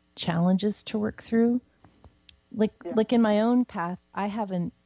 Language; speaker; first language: English; native; English